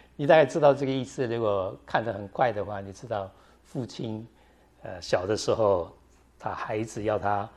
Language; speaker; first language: Chinese; native; Chinese